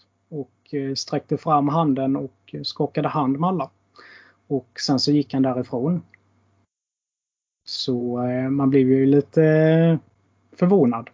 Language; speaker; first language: Swedish; native; Swedish